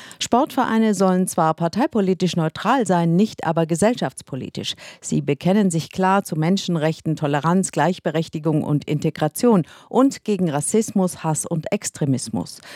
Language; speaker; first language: German; native; German